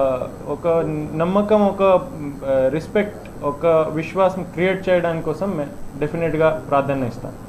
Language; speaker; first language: Telugu; non-native, learner; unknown